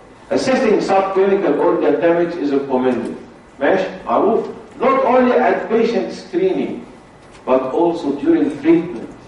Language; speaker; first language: English; non-native, fluent; Arabic